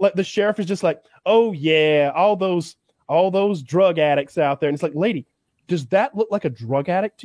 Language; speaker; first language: English; native; English